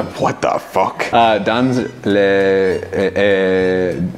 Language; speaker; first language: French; non-native, learner; English